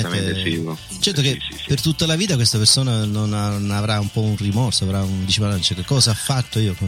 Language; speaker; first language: Italian; native; Italian